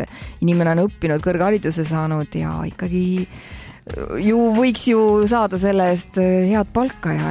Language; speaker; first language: Estonian; native; Estonian